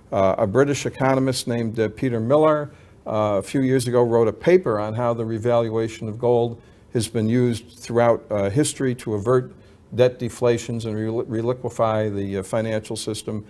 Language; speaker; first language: English; native; English